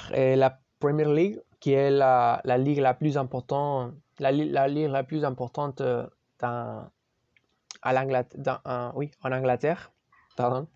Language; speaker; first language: French; non-native, learner; Spanish